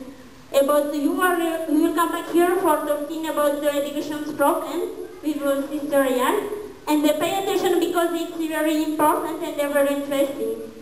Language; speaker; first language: English; non-native, learner; Malagasy